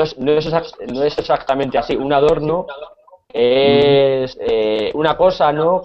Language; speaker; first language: Spanish; native; Spanish